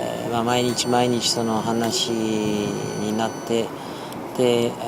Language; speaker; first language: Japanese; non-native, fluent; French